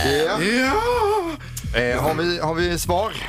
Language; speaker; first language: Swedish; native; Swedish